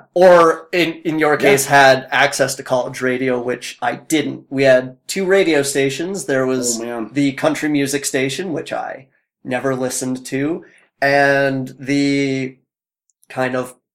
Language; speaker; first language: English; native; English